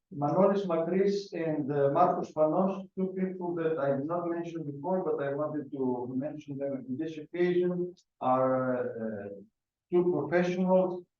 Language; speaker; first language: English; non-native, fluent; Greek